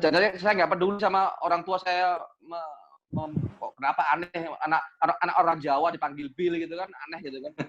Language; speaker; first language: Indonesian; native; Indonesian